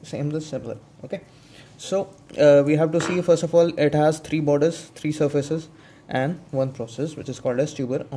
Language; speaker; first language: English; non-native, local second language; Hindi